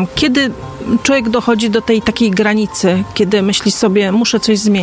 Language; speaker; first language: Polish; native; Polish